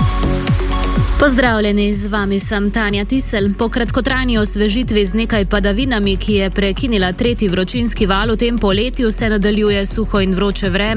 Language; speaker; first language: Slovenian; native; Slovenian